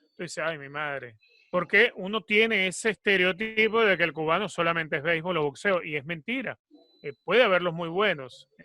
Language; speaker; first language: Spanish; native; Spanish